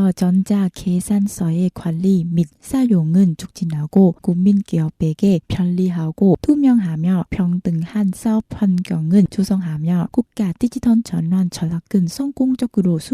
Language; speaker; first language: Korean; non-native, fluent; Vietnamese